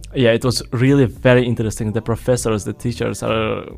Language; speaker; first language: English; non-native, fluent; Russian